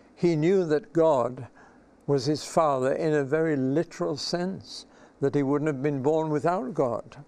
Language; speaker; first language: English; native; English